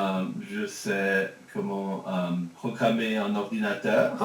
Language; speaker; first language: French; early bilingual, heritage; French